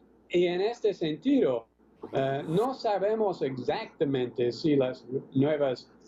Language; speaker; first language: Spanish; non-native, fluent; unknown